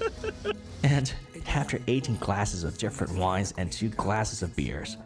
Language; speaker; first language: English; non-native, local second language; Cebuano